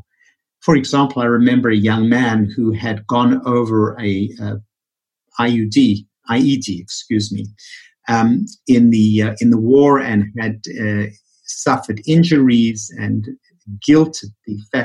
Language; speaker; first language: English; native; English